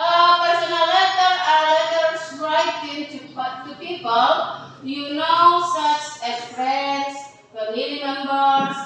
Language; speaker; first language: English; non-native, learner; Indonesian